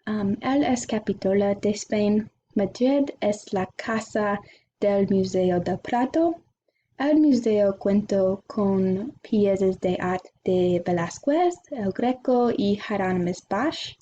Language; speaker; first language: Spanish; non-native, learner; English